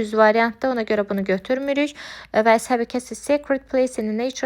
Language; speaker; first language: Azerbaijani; native; Azerbaijani